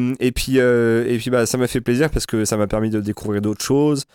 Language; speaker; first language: French; native; French